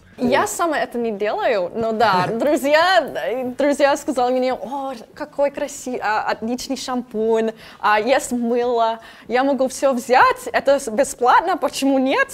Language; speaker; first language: Russian; non-native, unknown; English